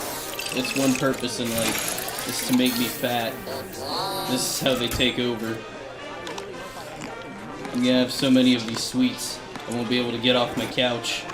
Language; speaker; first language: English; native; English